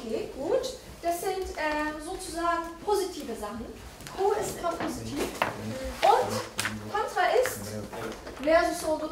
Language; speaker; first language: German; non-native, fluent; Turkish